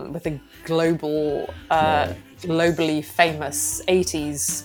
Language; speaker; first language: English; native; English